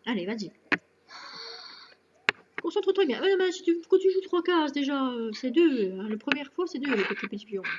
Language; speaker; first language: French; native; French